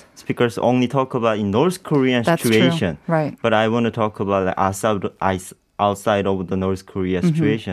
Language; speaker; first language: English; non-native, learner; Korean